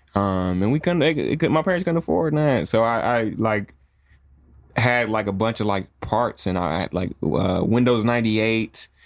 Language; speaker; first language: English; native; English